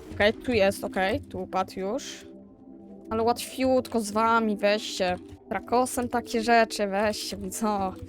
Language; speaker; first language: Polish; native; Polish